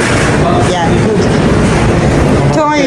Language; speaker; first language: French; non-native, learner; Armenian